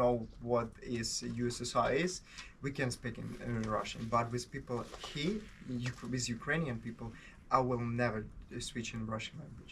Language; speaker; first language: English; non-native, learner; Ukrainian